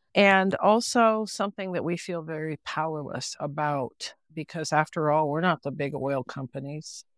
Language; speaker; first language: English; native; English